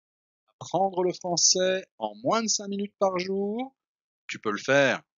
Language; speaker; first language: French; non-native, fluent; Spanish